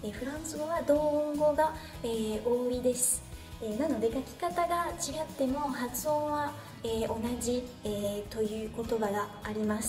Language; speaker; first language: Japanese; non-native, fluent; French